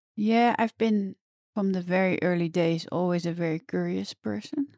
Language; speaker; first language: English; non-native, fluent; Dutch